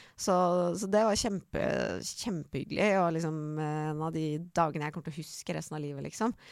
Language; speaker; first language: Norwegian; early bilingual, other home language; Persian